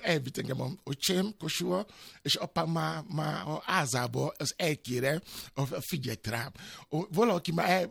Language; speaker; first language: Hungarian; non-native, learner; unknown